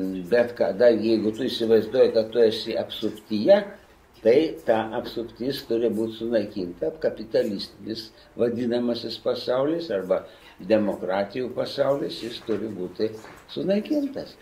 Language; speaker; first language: Lithuanian; native; Lithuanian